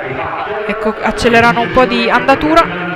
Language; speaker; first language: Italian; native; Italian